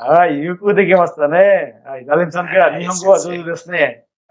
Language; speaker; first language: Japanese; non-native, fluent; Bangla